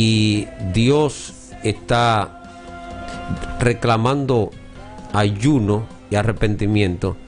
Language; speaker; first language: Spanish; native; Spanish